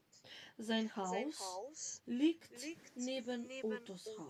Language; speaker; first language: German; non-native, fluent; Macedonian